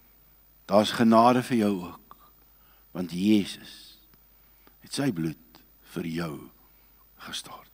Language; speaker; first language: Afrikaans; native; Afrikaans